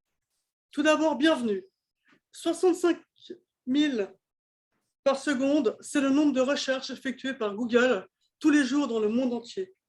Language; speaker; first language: French; native; French